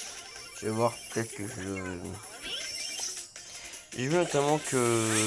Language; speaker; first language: French; native; French